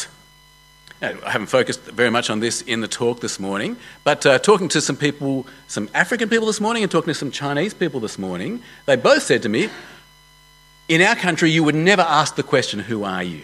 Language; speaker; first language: English; native; English